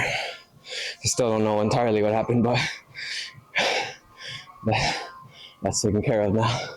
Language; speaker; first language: English; native; English